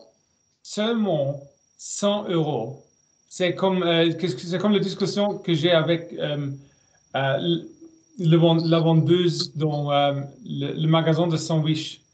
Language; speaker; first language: French; non-native, learner; German